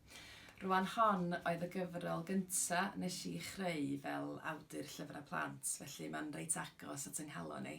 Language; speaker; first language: Welsh; native; Welsh